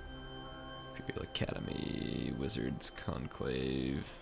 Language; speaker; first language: English; native; English